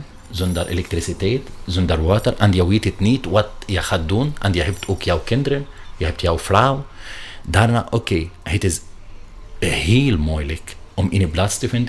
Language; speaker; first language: Dutch; non-native, learner; Arabic